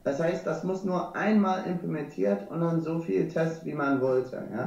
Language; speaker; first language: German; non-native, learner; English